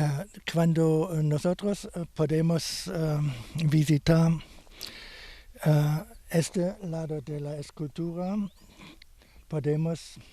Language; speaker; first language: Spanish; non-native, fluent; German